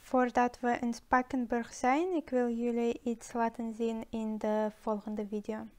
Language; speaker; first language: Dutch; non-native, learner; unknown